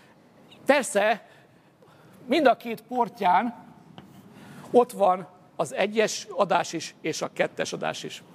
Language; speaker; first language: Hungarian; native; Hungarian